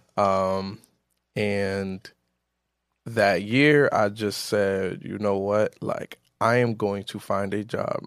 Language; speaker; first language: English; early bilingual, other home language; Yoruba